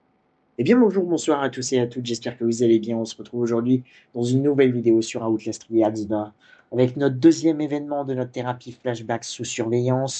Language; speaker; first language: French; native; French